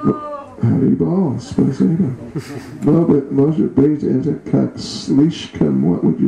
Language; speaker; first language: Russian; non-native, learner; English